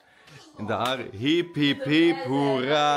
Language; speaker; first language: Dutch; native; Dutch